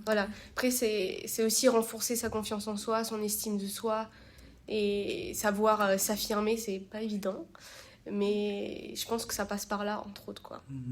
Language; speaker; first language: French; native; French